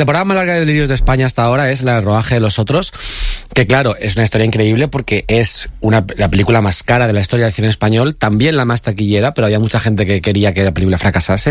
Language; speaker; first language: Spanish; native; Spanish